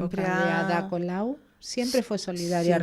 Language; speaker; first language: Spanish; native; Spanish